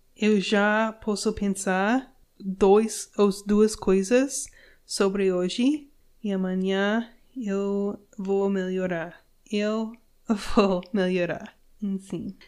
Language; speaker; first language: Portuguese; non-native, learner; English